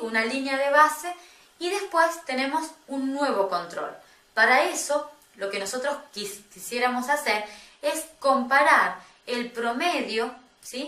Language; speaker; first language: Spanish; native; Spanish